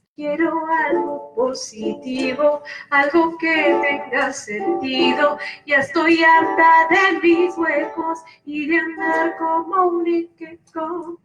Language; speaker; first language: Spanish; early bilingual, other home language; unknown